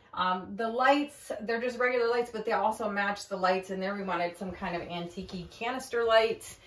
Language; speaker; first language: English; native; English